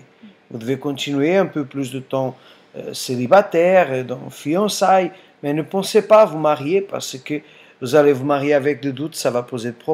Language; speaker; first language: French; non-native, fluent; Portuguese